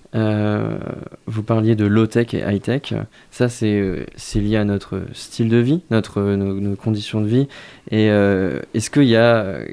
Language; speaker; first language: French; native; French